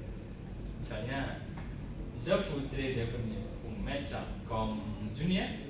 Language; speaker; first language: French; non-native, learner; Indonesian